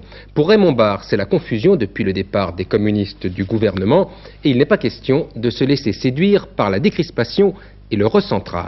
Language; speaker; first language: French; native; French